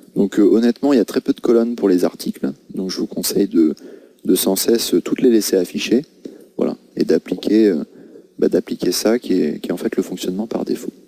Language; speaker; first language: French; native; French